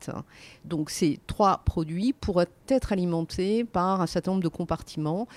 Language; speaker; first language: French; native; French